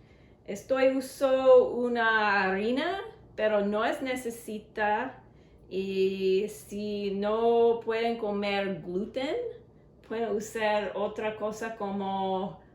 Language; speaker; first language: Spanish; non-native, learner; English